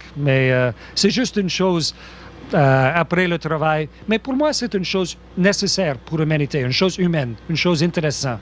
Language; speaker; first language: French; non-native, local second language; English